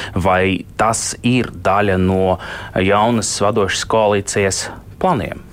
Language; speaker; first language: Latvian; native; Latvian